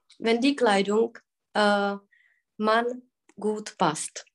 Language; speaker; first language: German; non-native, fluent; Czech